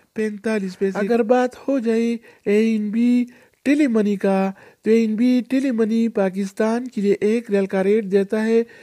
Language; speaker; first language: Urdu; non-native, local second language; Pashto